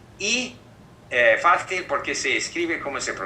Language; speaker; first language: Spanish; non-native, fluent; English